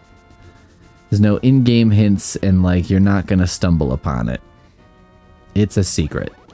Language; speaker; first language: English; native; English